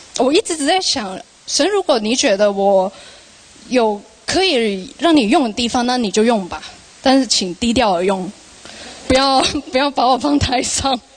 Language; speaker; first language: Chinese; non-native, local second language; Cantonese